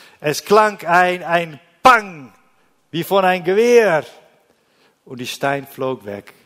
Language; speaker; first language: German; non-native, learner; Dutch